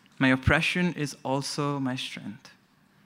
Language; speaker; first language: English; non-native, local second language; Konkani